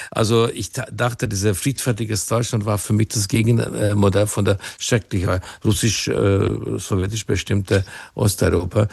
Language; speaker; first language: German; non-native, fluent; Hungarian